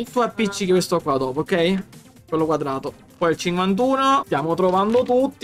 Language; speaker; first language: Italian; native; Italian